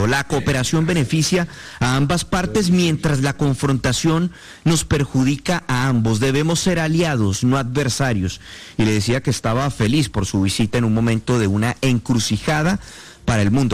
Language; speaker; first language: Spanish; native; Spanish